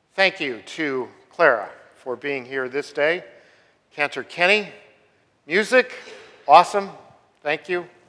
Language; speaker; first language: English; native; English